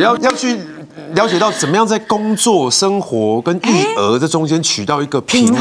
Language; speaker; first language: Chinese; native; Chinese